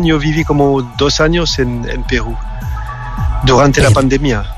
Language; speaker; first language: Spanish; non-native, learner; French